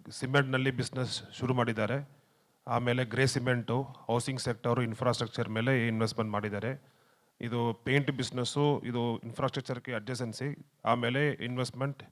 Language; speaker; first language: Kannada; non-native, learner; Tamil